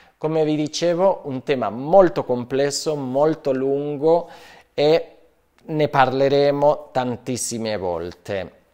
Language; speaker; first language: Italian; non-native, fluent; Spanish